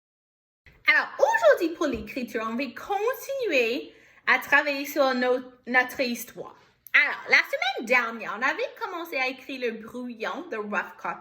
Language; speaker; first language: French; non-native, fluent; English